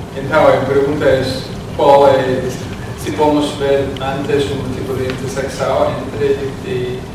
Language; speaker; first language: Portuguese; non-native, learner; English